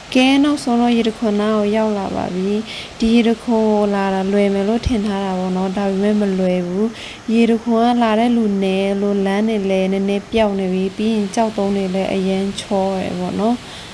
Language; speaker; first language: Burmese; native; Burmese